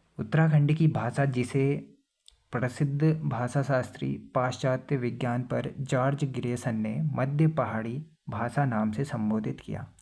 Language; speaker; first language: Hindi; native; Hindi